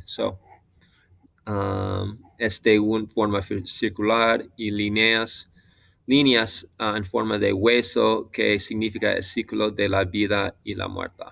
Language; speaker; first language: Spanish; non-native, fluent; English